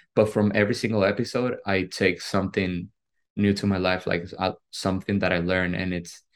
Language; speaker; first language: English; non-native, fluent; Spanish